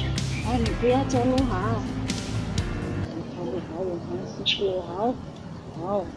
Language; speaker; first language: Chinese; non-native, learner; Indonesian